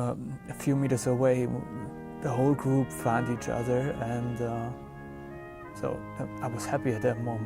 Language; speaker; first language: English; non-native, fluent; German